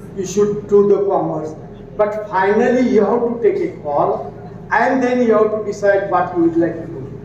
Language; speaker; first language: English; non-native, local second language; Marathi